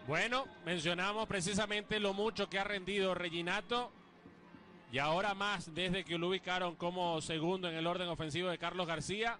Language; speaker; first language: Spanish; native; Spanish